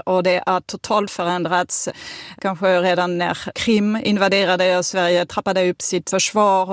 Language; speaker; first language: Swedish; non-native, fluent; French